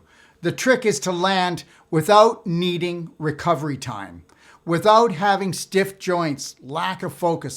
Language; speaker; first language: English; native; English